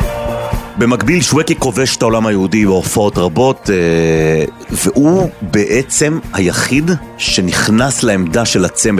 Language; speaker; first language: Hebrew; native; Hebrew